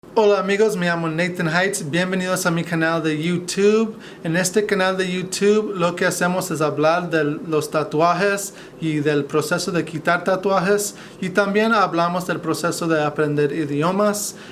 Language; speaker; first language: Spanish; non-native, fluent; English